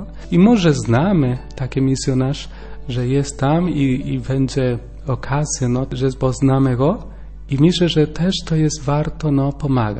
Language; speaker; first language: Polish; non-native, learner; Spanish